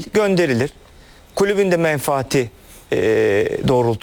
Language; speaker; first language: Turkish; native; Turkish